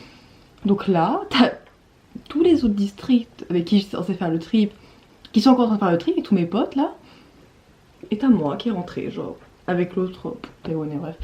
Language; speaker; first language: French; native; French